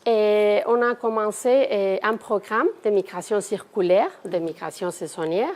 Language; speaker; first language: French; non-native, fluent; Spanish